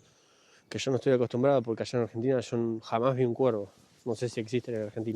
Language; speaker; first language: Spanish; native; Spanish